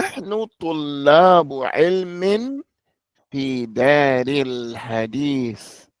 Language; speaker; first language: Arabic; non-native, fluent; English